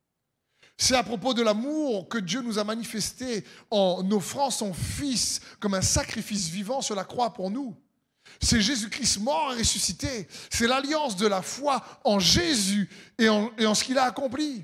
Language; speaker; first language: French; native; French